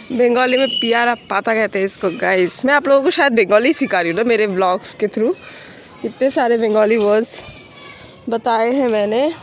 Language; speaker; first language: Hindi; non-native, local second language; Bangla